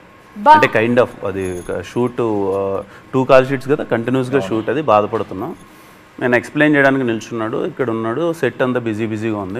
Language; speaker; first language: Telugu; native; Telugu